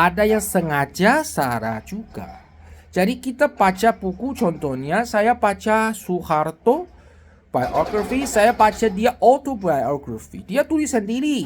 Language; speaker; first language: Indonesian; non-native, learner; Chinese